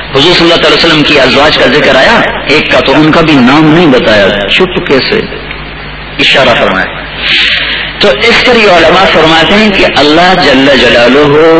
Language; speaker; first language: Urdu; non-native, local second language; Punjabi